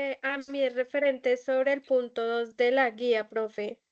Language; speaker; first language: Spanish; native; Spanish